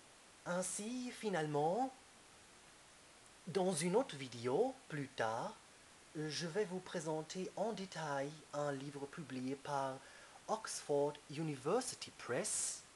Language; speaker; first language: French; non-native, fluent; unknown